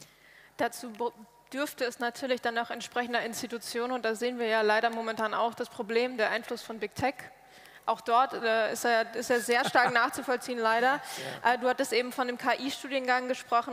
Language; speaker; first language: German; native; German